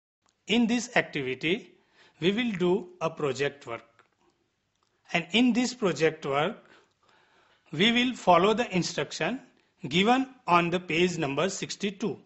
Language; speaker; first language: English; non-native, local second language; Gujarati